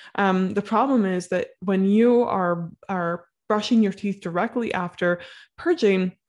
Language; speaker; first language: English; native; English